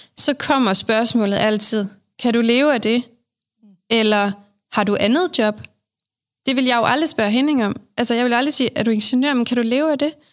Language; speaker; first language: Danish; native; Danish